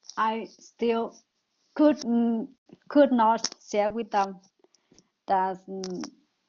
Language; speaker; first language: English; non-native, learner; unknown